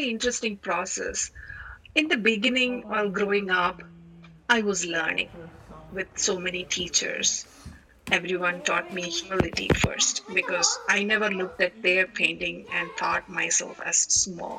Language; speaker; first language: English; non-native, local second language; Malayalam